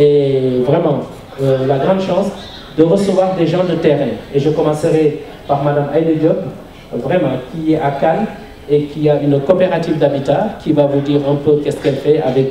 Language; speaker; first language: French; non-native, local second language; Wolof